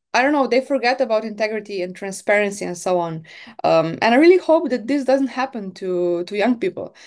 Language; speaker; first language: English; non-native, fluent; Slovenian